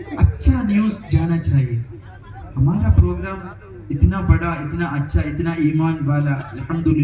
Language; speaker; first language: Urdu; non-native, local second language; Malayalam